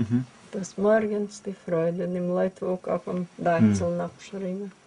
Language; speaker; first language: German; early bilingual, heritage; German